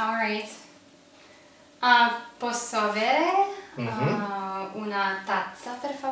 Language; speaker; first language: Italian; non-native, learner; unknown